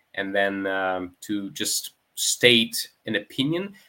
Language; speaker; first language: English; non-native, fluent; Ukrainian